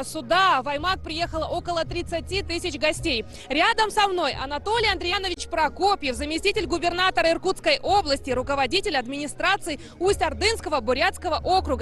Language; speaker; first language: Russian; native; Russian